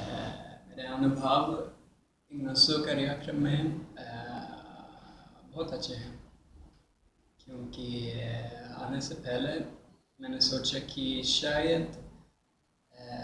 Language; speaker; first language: Hindi; non-native, fluent; Swedish